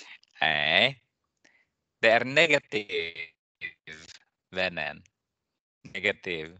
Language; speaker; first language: Swedish; non-native, fluent; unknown